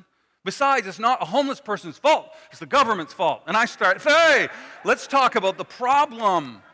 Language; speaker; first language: English; native; English